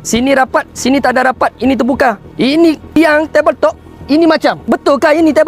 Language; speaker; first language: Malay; non-native, local second language; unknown